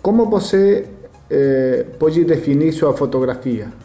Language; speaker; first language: Portuguese; non-native, learner; Spanish